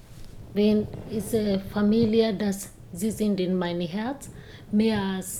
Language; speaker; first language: German; non-native, learner; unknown